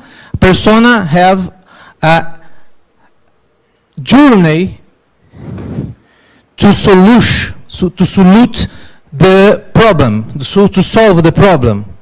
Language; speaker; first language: English; non-native, learner; Portuguese